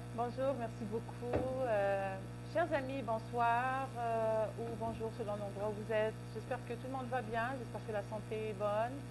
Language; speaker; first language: French; non-native, local second language; Kabyle